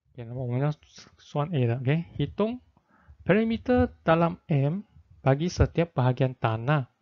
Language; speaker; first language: Malay; non-native, local second language; Chinese